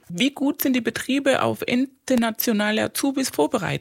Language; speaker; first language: German; non-native, fluent; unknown